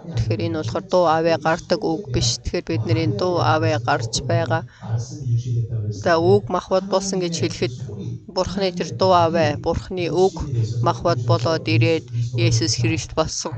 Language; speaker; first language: Mongolian; early bilingual, other home language; Korean